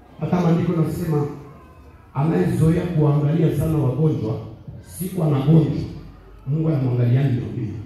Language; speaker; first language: Swahili; native; Swahili